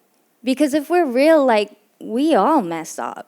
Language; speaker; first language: English; native; English